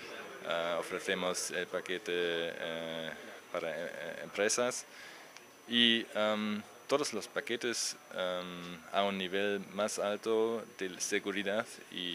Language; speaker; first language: Spanish; non-native, learner; German